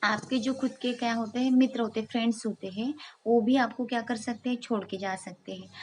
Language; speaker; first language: Hindi; non-native, local second language; Marathi